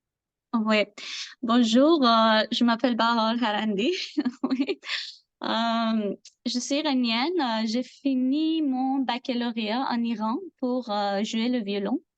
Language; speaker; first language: French; non-native, learner; Persian